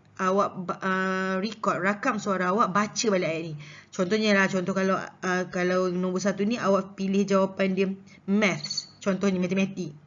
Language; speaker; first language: Malay; native; Malay